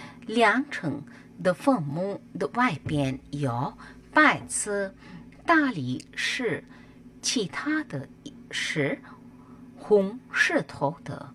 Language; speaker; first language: Chinese; non-native, learner; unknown